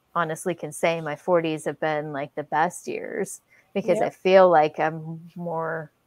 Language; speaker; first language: English; native; English